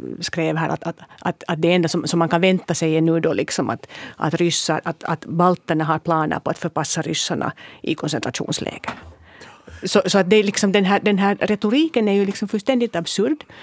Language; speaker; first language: Swedish; native; Swedish